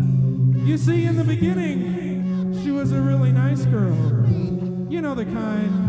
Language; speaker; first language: English; native; English